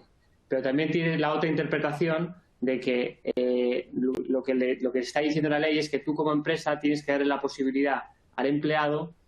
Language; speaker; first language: Spanish; native; Spanish